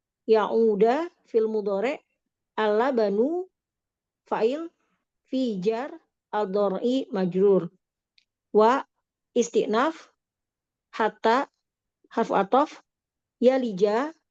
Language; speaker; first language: Arabic; non-native, learner; Indonesian